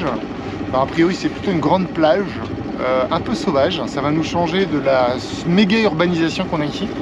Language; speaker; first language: French; native; French